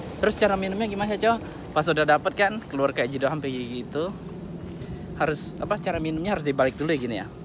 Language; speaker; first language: Indonesian; native; Indonesian